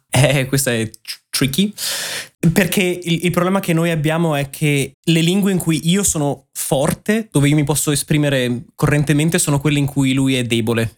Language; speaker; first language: Italian; native; Italian